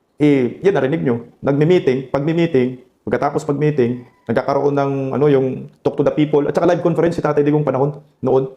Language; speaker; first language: Filipino; non-native, local second language; Cebuano